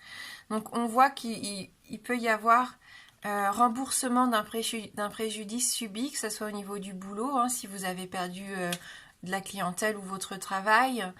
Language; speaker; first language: French; native; French